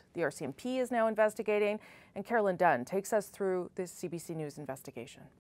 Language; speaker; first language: English; native; English